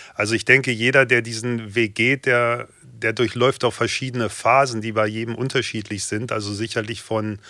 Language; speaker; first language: German; native; German